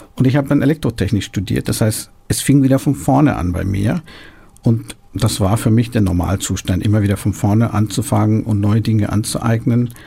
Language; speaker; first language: German; early bilingual, other home language; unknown